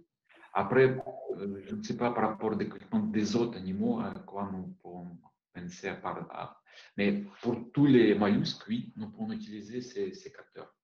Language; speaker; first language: French; non-native, fluent; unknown